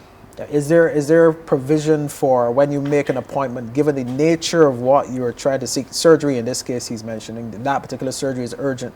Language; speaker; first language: English; native; English